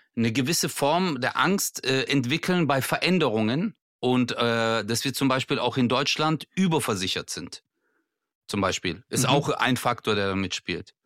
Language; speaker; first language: German; native; German